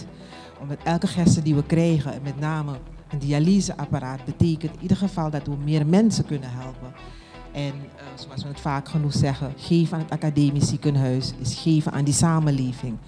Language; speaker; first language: Dutch; native; Dutch